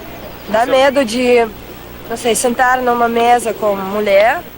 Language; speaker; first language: Portuguese; non-native, fluent; Russian